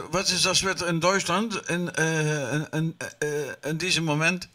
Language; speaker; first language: German; non-native, learner; Dutch